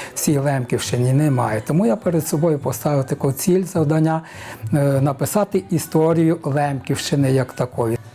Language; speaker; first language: Ukrainian; native; Ukrainian